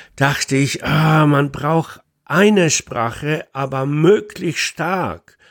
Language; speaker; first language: German; non-native, fluent; Polish